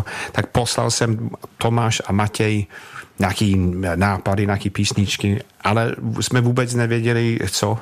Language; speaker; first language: Czech; non-native, fluent; English